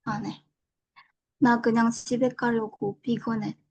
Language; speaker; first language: Korean; non-native, learner; Indonesian